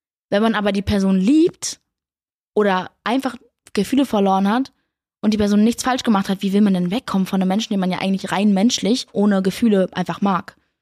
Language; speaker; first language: German; native; German